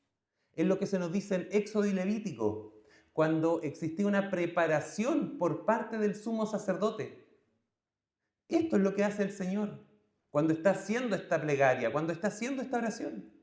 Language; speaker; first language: Spanish; native; Spanish